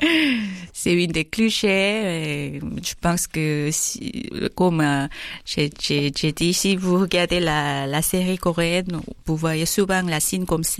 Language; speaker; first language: French; non-native, fluent; Korean